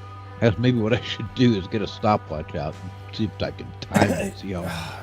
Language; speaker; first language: English; native; English